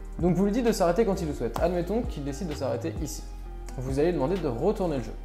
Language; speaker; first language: French; native; French